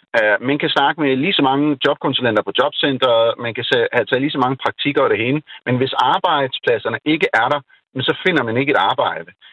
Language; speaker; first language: Danish; non-native, fluent; Urdu